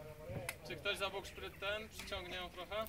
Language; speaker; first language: Polish; native; Polish